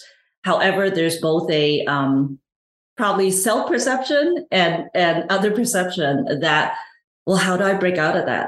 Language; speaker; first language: English; non-native, local second language; Cantonese